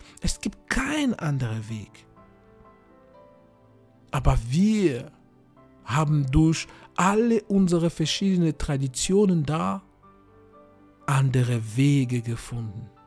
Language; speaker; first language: German; non-native, fluent; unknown